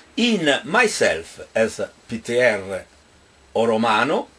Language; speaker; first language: English; non-native, fluent; Italian